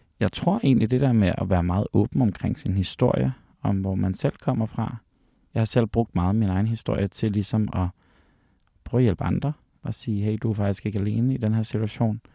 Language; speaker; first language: Danish; native; Danish